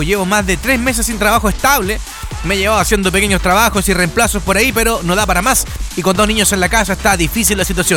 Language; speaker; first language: Spanish; native; Spanish